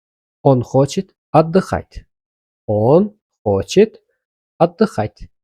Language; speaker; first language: Russian; non-native, fluent; Azerbaijani